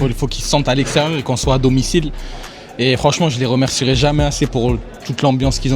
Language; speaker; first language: French; native; French